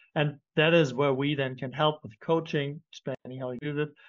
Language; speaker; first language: English; non-native, fluent; German